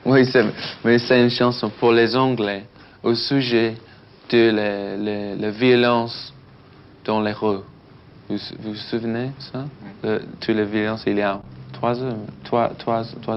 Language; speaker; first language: French; non-native, learner; English